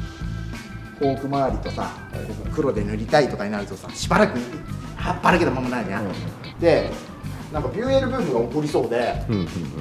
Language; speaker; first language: Japanese; native; Japanese